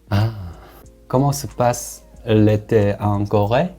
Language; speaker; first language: French; non-native, learner; Korean